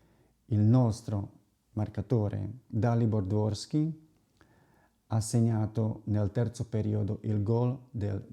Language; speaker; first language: Italian; non-native, fluent; Slovak